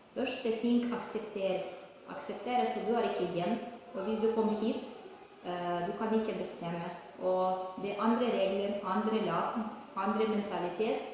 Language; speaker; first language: Norwegian; non-native, learner; Ukrainian